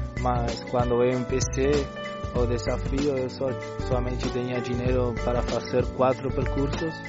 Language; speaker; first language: Portuguese; non-native, learner; Spanish